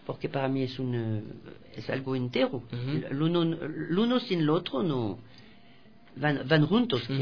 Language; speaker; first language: Spanish; non-native, fluent; French